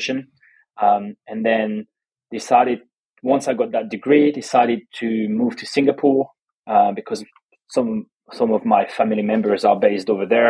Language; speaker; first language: English; non-native, fluent; French